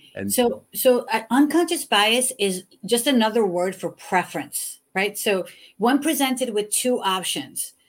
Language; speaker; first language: English; early bilingual, other home language; Hindi